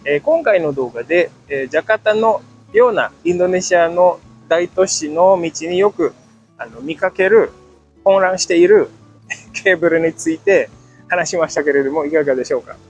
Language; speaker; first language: Japanese; non-native, fluent; Indonesian